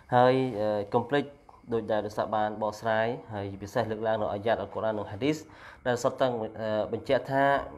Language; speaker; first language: Khmer; non-native, local second language; Eastern Cham